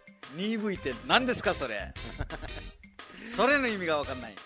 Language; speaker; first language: Japanese; non-native, fluent; Nepali